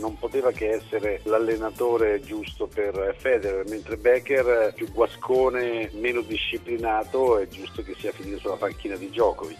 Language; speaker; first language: Italian; native; Italian